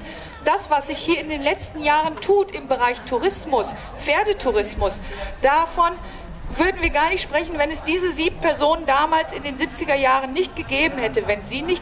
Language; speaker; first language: German; native; German